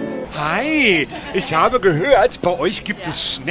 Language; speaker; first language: German; native; German